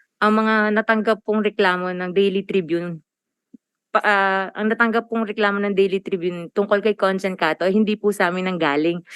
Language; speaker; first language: Filipino; native; Filipino